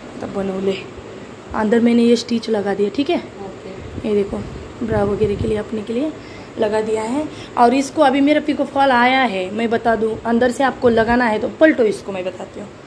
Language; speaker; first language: Hindi; non-native, local second language; Marathi